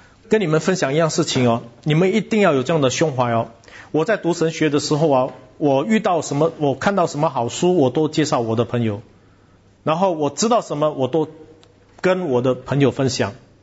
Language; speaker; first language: Chinese; non-native, local second language; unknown